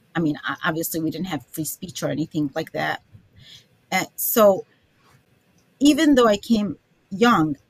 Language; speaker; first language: English; early bilingual, other home language; Arabic